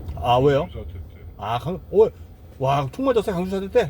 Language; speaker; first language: Korean; native; Korean